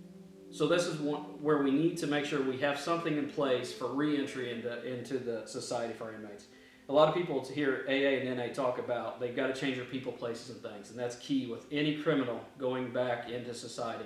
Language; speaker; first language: English; native; English